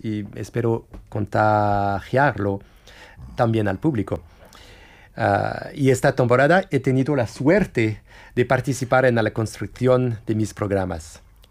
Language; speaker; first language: Spanish; non-native, fluent; French